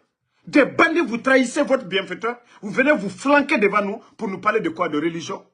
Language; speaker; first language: French; non-native, local second language; Mandingo